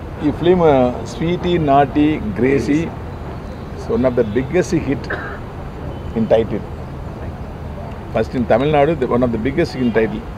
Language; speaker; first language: Telugu; non-native, learner; Tamil